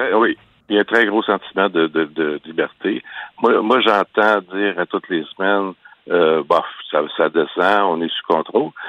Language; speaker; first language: French; native; French